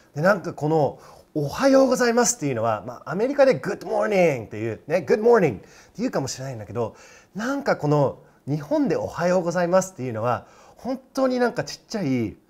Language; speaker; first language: Japanese; non-native, fluent; English